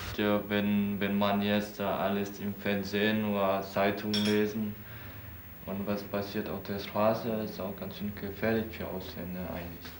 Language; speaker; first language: German; non-native, learner; Vietnamese